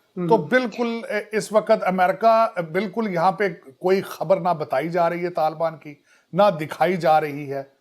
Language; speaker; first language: Urdu; non-native, local second language; Punjabi